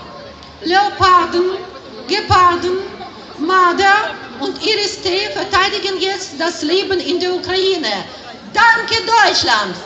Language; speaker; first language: German; non-native, fluent; Ukrainian